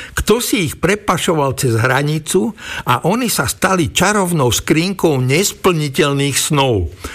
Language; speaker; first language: Slovak; native; Slovak